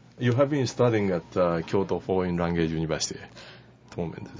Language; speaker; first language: English; non-native, learner; Japanese